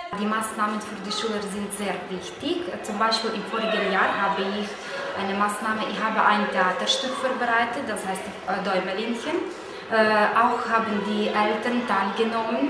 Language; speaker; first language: German; non-native, fluent; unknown